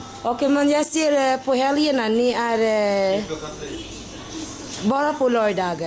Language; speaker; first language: Swedish; non-native, learner; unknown